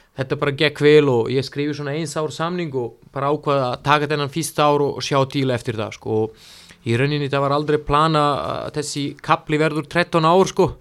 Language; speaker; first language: Icelandic; non-native, fluent; Serbian